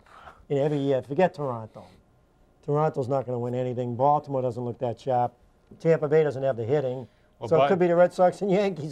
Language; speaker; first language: English; native; English